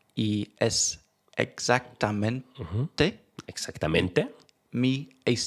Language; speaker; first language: Spanish; non-native, learner; English